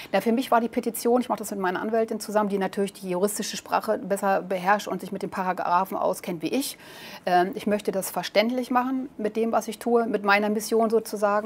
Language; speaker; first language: German; native; German